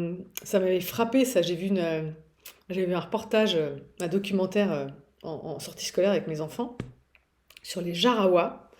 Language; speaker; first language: French; native; French